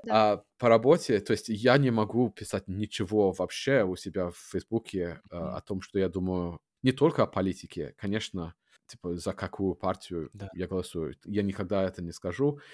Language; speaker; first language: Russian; non-native, fluent; English